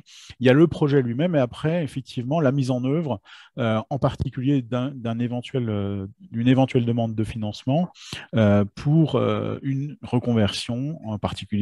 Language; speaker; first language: French; native; French